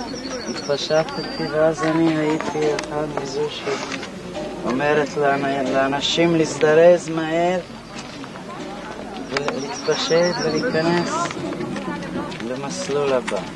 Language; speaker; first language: Hebrew; non-native, fluent; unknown